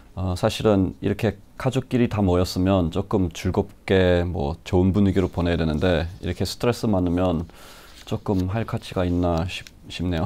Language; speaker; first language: Korean; non-native, fluent; English